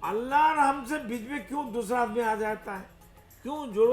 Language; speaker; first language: Hindi; non-native, local second language; Bangla